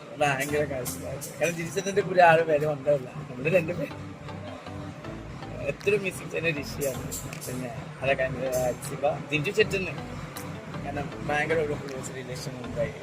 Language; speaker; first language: Malayalam; non-native, fluent; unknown